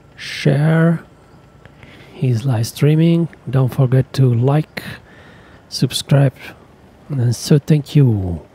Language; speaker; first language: English; non-native, learner; Italian